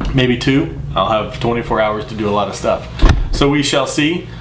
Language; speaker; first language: English; native; English